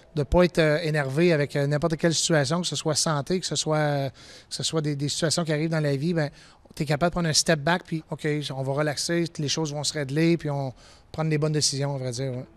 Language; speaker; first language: French; native; French